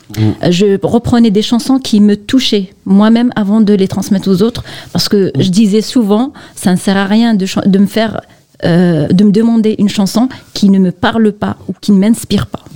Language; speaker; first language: French; non-native, local second language; Kabyle